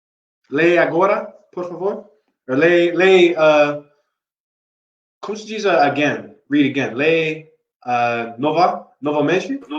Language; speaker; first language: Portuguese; non-native, learner; English